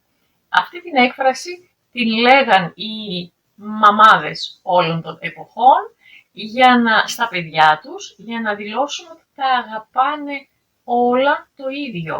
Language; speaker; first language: Greek; native; Greek